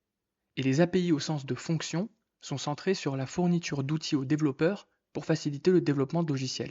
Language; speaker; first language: French; native; French